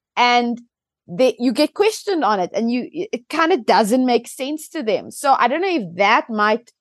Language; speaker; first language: English; native; English